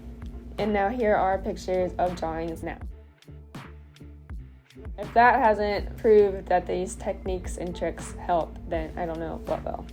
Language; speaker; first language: English; native; English